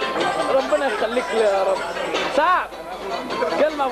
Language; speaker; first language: Arabic; native; Arabic